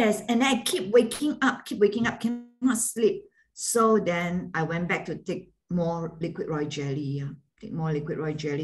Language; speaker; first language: English; non-native, fluent; Malay